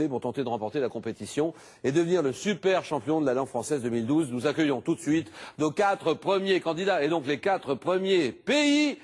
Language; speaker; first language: French; native; French